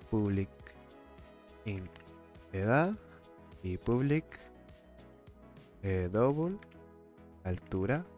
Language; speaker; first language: Spanish; native; Spanish